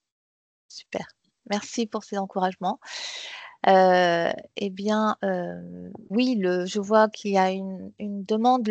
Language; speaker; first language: French; native; French